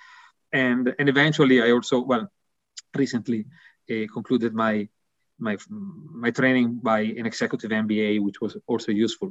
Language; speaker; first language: English; non-native, fluent; Italian